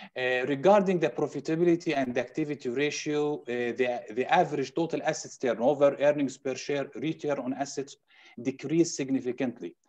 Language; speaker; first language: English; non-native, fluent; Arabic